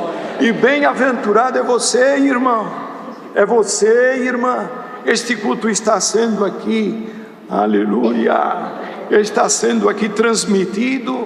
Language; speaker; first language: Portuguese; native; Portuguese